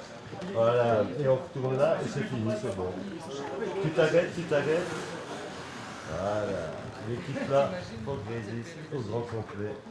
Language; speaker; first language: French; native; French